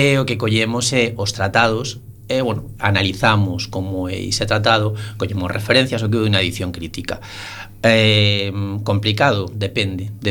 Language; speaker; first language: Galician; non-native, local second language; Spanish